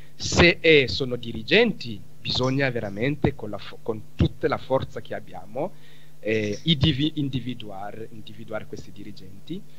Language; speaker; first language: Italian; non-native, fluent; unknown